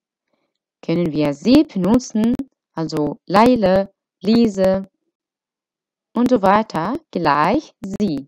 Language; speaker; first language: German; non-native, fluent; Arabic